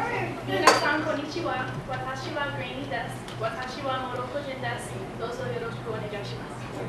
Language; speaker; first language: Japanese; non-native, learner; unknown